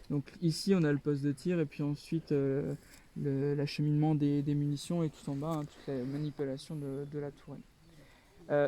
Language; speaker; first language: French; native; French